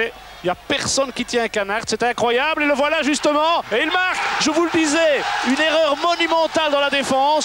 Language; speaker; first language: French; native; French